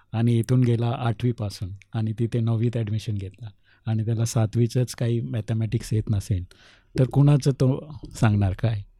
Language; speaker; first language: Marathi; non-native, local second language; Hindi